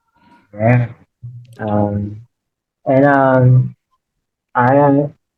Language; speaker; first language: English; non-native, learner; Vietnamese